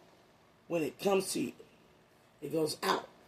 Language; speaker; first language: English; native; English